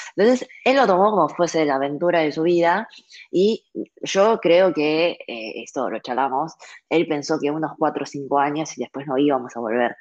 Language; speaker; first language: Spanish; early bilingual, other home language; Chinese